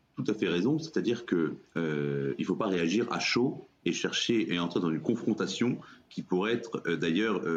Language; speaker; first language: French; native; French